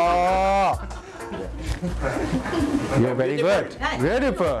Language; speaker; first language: English; non-native, learner; Thai